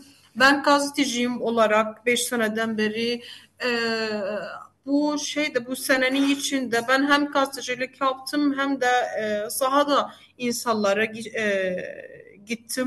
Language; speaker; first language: Turkish; non-native, fluent; Arabic